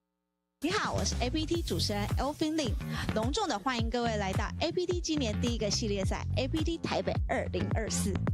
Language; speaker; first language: Chinese; native; Chinese